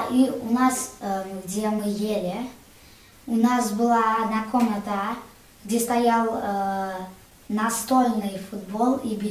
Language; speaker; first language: Russian; early bilingual, heritage; Russian